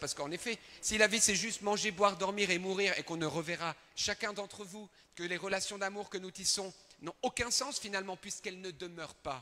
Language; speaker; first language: French; early bilingual, other home language; Arabic